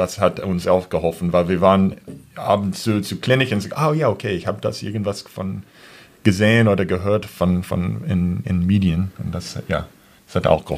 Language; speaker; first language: German; non-native, fluent; English